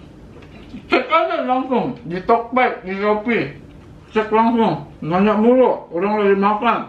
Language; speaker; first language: Indonesian; native; Indonesian